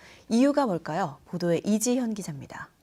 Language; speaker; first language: Korean; native; Korean